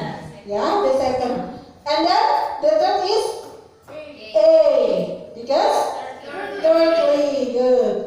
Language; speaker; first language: English; non-native, fluent; Indonesian